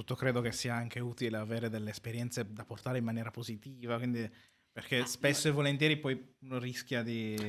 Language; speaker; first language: Italian; native; Italian